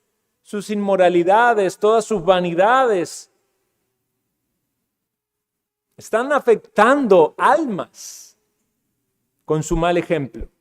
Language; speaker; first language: Spanish; native; Spanish